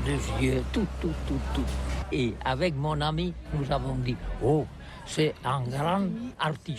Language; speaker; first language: French; non-native, learner; Catalan